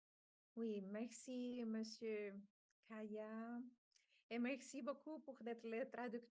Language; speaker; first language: French; non-native, fluent; Spanish